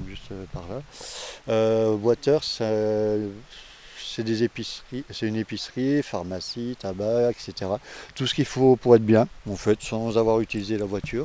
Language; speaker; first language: French; native; French